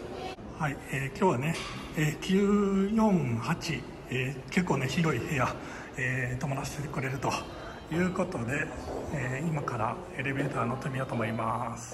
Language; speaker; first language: Japanese; native; Japanese